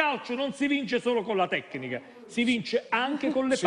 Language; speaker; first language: Italian; native; Italian